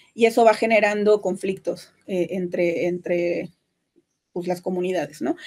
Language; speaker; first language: Spanish; native; Spanish